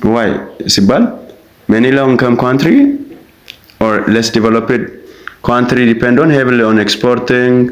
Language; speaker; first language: English; non-native, local second language; Amharic